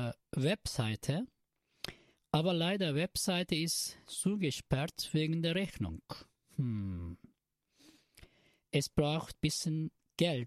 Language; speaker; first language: German; non-native, learner; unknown